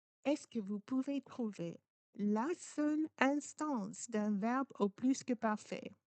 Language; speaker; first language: French; non-native, fluent; English